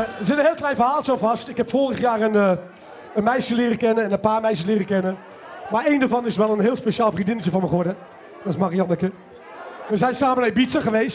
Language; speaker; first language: Dutch; native; Dutch